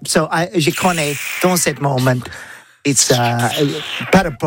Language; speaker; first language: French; non-native, learner; English